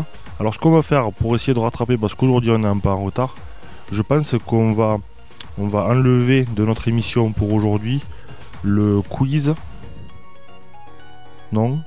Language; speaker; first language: French; native; French